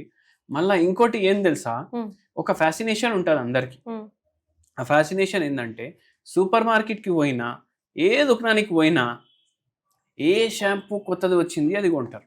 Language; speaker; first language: Telugu; native; Telugu